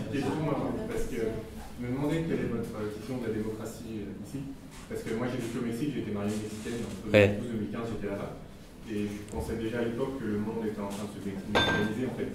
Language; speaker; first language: French; native; French